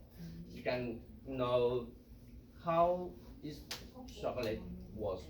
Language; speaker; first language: English; non-native, learner; Spanish